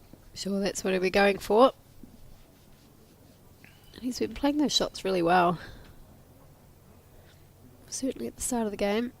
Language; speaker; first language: English; native; English